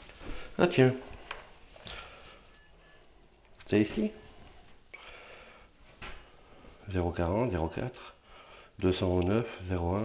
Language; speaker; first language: French; native; French